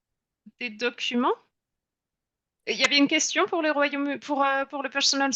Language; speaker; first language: French; native; French